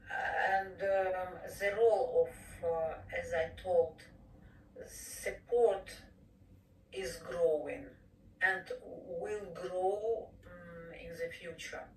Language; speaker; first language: English; non-native, fluent; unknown